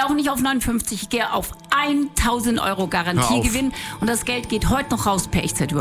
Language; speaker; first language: German; native; German